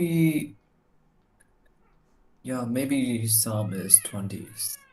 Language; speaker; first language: English; non-native, learner; Chinese